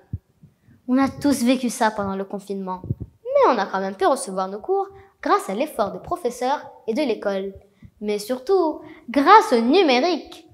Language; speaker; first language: French; non-native, local second language; Arabic